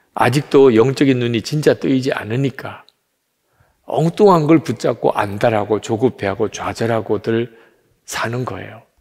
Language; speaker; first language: Korean; native; Korean